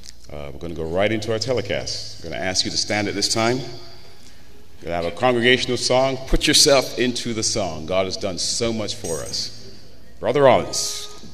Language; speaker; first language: English; native; English